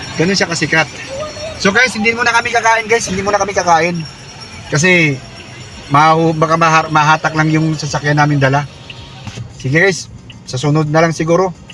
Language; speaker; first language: Filipino; native; Filipino